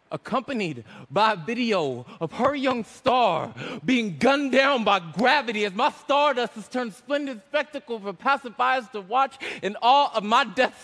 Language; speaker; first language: English; native; English